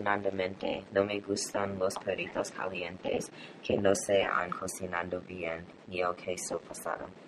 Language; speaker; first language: Spanish; non-native, learner; English